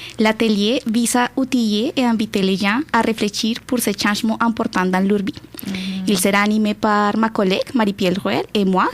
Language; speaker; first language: French; non-native, fluent; Spanish